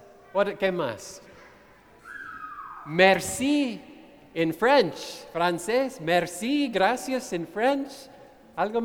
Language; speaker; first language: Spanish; non-native, fluent; English